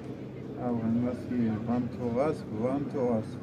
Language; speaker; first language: French; non-native, fluent; Arabic